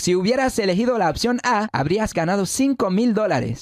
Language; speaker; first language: Spanish; non-native, fluent; English